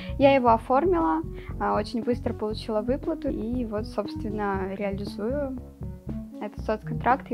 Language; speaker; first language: Russian; native; Russian